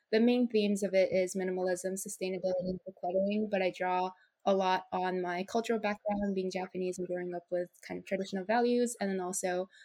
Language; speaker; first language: English; non-native, fluent; Japanese